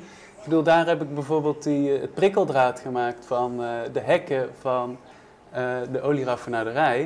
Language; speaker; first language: Dutch; native; Dutch